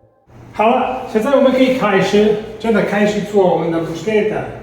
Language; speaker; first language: Chinese; non-native, fluent; Italian